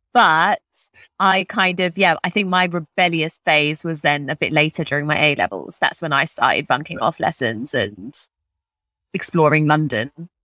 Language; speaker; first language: English; native; English